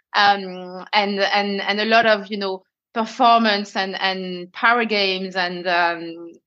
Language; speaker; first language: English; non-native, fluent; French